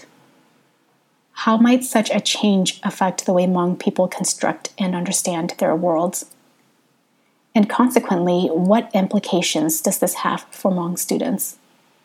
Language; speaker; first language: English; early bilingual, other home language; Hmong